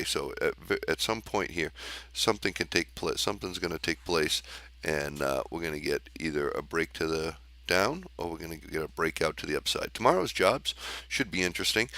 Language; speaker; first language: English; native; English